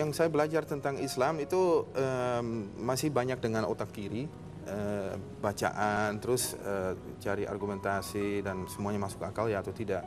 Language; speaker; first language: Indonesian; non-native, fluent; Dutch